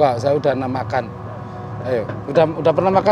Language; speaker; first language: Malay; non-native, local second language; Javanese